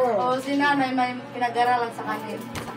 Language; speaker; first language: Filipino; non-native, local second language; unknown